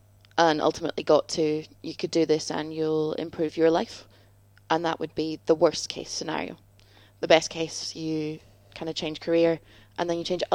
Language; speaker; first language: English; native; English